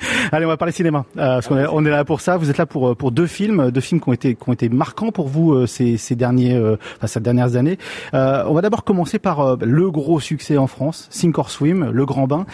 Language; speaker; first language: French; native; French